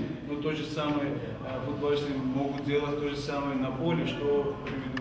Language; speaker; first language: Russian; non-native, fluent; Georgian